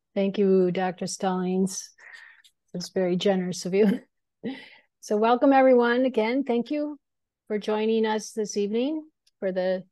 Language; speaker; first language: English; native; English